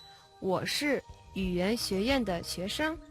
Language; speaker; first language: Chinese; non-native, fluent; Mongolian